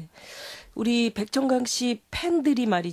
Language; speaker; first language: Korean; native; Korean